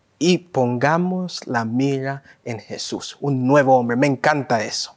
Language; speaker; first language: Spanish; early bilingual, heritage; Spanish